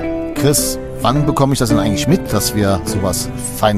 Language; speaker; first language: German; native; German